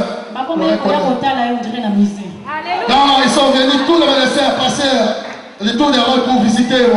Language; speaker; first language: French; non-native, local second language; Lingala